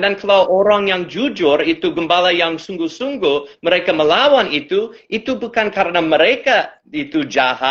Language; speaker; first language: Indonesian; non-native, fluent; English